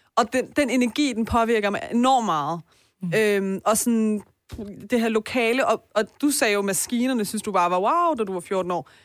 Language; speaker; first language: Danish; early bilingual, other home language; Persian